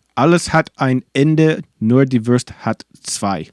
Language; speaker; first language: German; non-native, learner; English